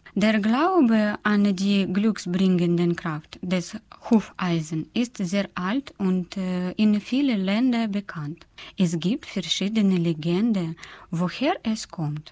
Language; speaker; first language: German; non-native, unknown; Russian